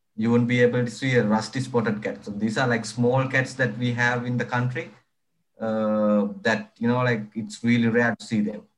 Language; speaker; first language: English; non-native, local second language; Sinhala